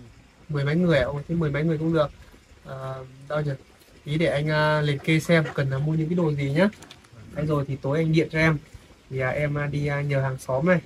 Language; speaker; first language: Vietnamese; native; Vietnamese